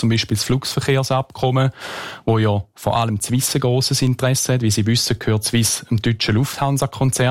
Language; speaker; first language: German; native; German